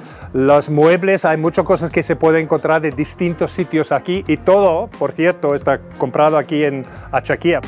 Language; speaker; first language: Spanish; non-native, fluent; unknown